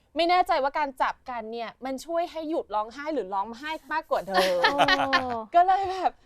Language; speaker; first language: Thai; non-native, fluent; English